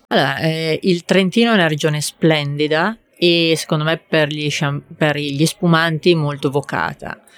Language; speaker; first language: Italian; native; Italian